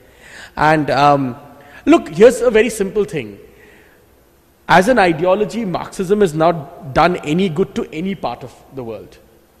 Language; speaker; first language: English; non-native, local second language; Bangla